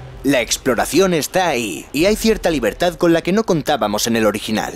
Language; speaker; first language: Spanish; native; Spanish